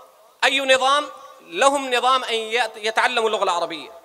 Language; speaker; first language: Arabic; non-native, fluent; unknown